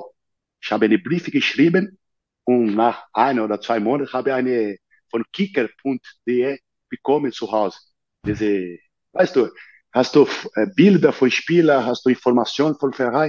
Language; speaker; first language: German; non-native, learner; Portuguese